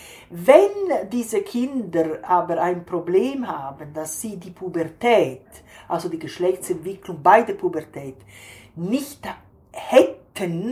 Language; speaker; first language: German; non-native, fluent; Italian